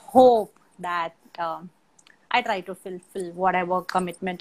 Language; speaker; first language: English; non-native, local second language; Marathi